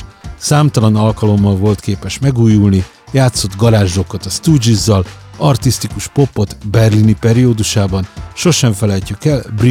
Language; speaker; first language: Hungarian; native; Hungarian